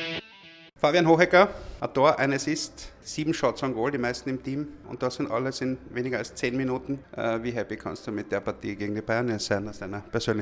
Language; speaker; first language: German; native; German